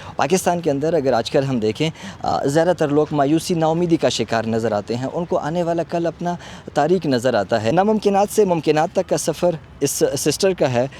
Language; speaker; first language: Urdu; non-native, local second language; Pashto